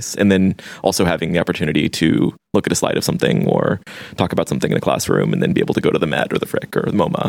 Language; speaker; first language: English; native; English